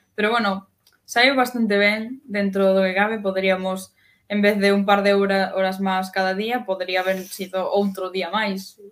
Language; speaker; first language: Galician; native; Galician